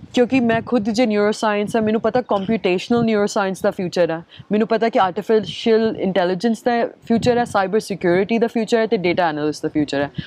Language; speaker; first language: Punjabi; early bilingual, heritage; Punjabi